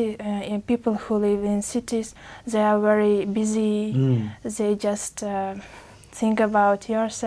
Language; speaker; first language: English; non-native, fluent; Uzbek